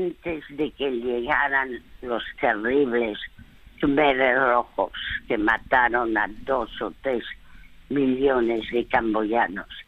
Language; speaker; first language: Spanish; early bilingual, other home language; French